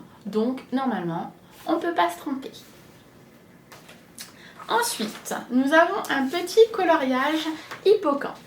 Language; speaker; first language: French; native; French